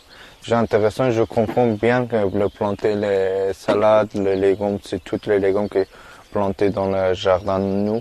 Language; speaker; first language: French; non-native, learner; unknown